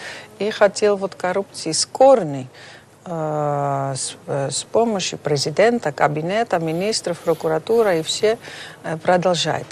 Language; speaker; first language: Russian; non-native, fluent; Dutch